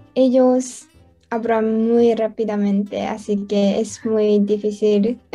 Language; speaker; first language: Spanish; non-native, learner; Japanese